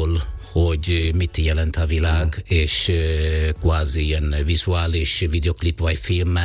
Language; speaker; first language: Hungarian; non-native, fluent; Italian